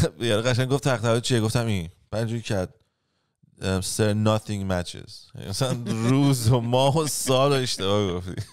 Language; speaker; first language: Persian; native; Persian